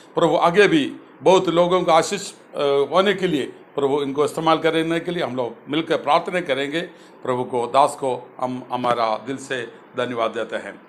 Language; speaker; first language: Hindi; non-native, local second language; Malayalam